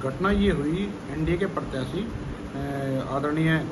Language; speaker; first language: Hindi; native; Hindi